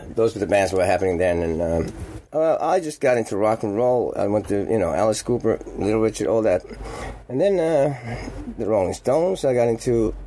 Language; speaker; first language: English; non-native, fluent; Finnish